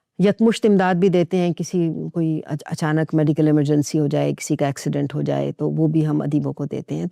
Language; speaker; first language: Urdu; non-native, local second language; Punjabi